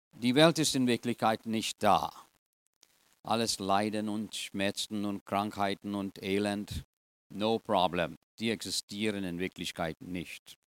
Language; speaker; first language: German; non-native, fluent; English